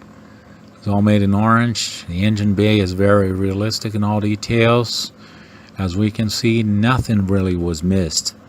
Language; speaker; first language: English; non-native, fluent; Portuguese